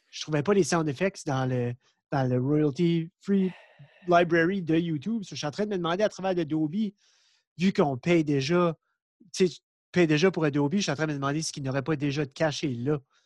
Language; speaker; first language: French; native; French